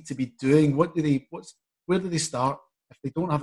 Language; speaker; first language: English; native; English